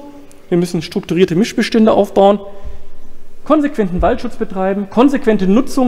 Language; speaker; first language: German; native; German